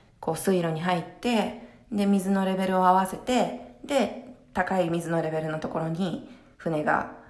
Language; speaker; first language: Japanese; early bilingual, heritage; Japanese